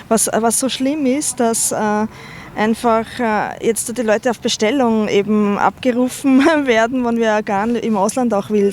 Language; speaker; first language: German; non-native, fluent; Chinese